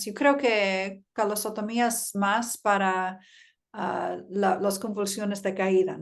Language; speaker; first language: Spanish; early bilingual, heritage; Spanish